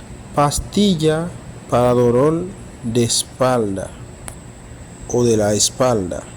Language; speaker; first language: Spanish; non-native, fluent; Haitian Creole